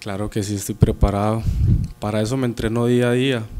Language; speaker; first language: Portuguese; non-native, learner; Spanish